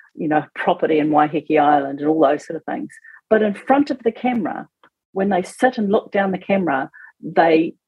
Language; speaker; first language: English; native; English